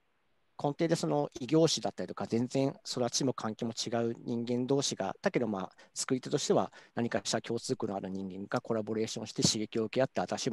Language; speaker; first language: Japanese; native; Japanese